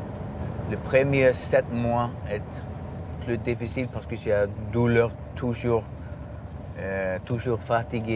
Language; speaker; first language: French; non-native, learner; Icelandic